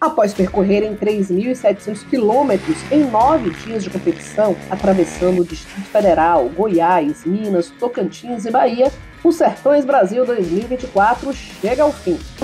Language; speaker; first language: Portuguese; native; Portuguese